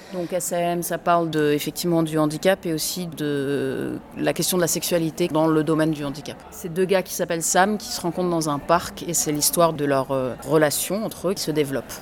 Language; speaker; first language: French; early bilingual, other home language; English